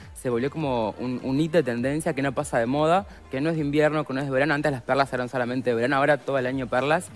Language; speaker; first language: Spanish; native; Spanish